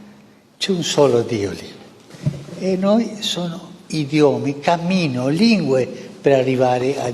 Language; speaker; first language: Italian; non-native, fluent; Spanish